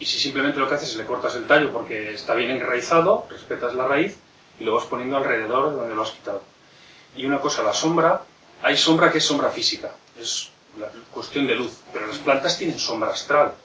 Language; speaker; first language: Spanish; native; Spanish